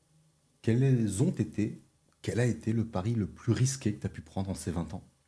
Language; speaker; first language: French; native; French